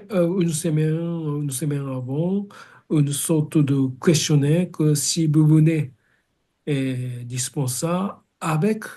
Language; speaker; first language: French; non-native, fluent; Japanese